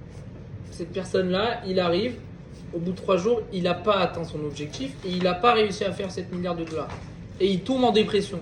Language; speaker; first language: French; native; French